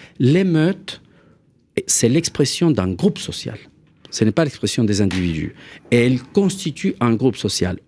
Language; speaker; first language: French; non-native, fluent; Spanish